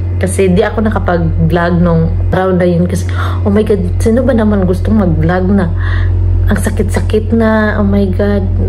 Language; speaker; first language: Filipino; non-native, local second language; Cebuano